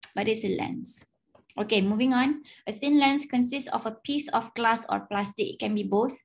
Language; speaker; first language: English; non-native, local second language; Malay